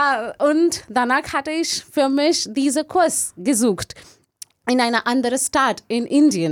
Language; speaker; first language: German; non-native, learner; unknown